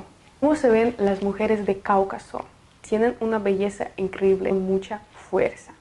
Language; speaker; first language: Spanish; non-native, fluent; Russian